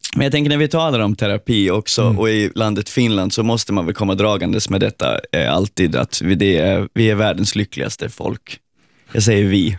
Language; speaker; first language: Swedish; native; Swedish